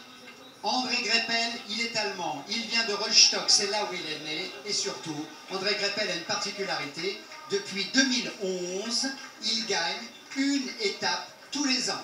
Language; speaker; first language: French; native; French